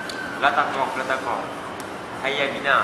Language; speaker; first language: Arabic; non-native, learner; Malay